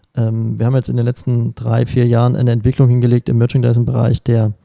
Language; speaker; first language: German; native; German